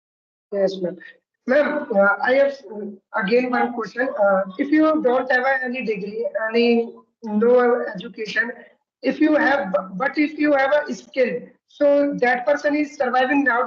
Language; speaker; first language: English; non-native, learner; Hindi